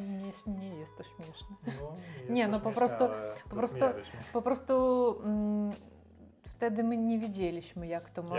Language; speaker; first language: Polish; non-native, learner; Russian